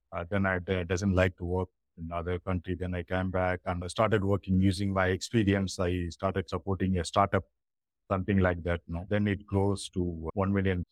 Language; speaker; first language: English; non-native, local second language; Tamil